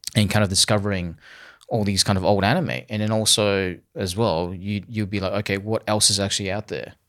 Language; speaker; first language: English; early bilingual, other home language; Cantonese